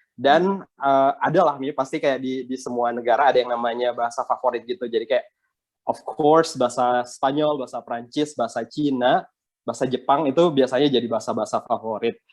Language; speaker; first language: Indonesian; native; Indonesian